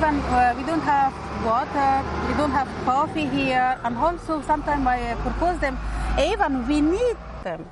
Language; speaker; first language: English; non-native, learner; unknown